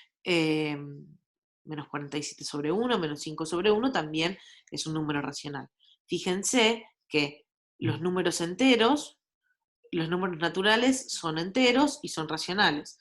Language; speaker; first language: Spanish; native; Spanish